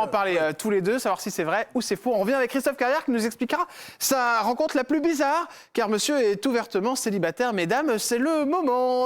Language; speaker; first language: French; native; French